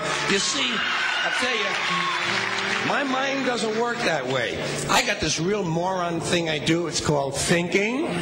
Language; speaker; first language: English; native; English